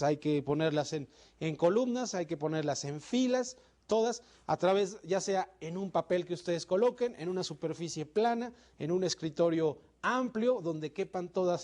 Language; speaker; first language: Spanish; native; Spanish